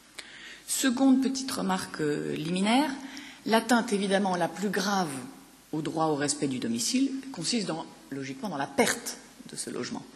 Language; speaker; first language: French; native; French